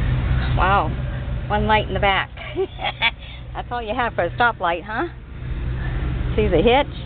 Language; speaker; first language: English; native; English